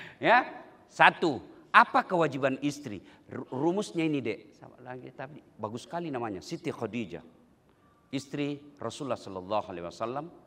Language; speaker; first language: Indonesian; non-native, local second language; Buginese